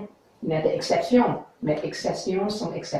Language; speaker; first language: French; non-native, learner; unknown